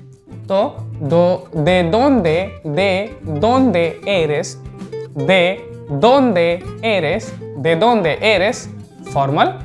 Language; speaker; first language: Spanish; non-native, learner; Hindi